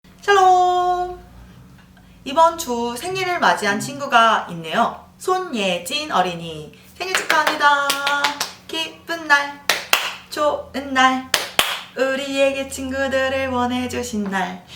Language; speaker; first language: Korean; native; Korean